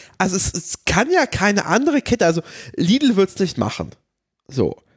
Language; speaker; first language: German; early bilingual, other home language; Polish